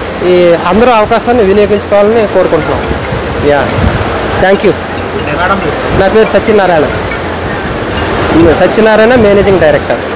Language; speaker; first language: Telugu; native; Telugu